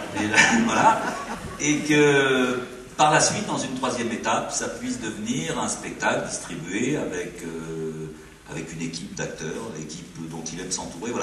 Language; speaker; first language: French; native; French